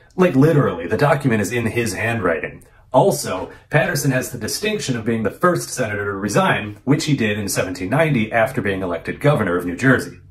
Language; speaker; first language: English; native; English